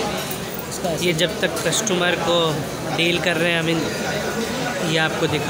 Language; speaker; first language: Hindi; native; Hindi